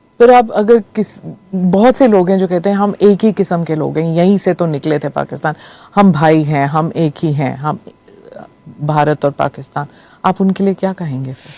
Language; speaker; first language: Hindi; native; Hindi